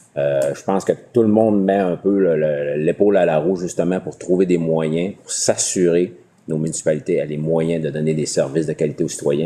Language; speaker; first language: French; native; French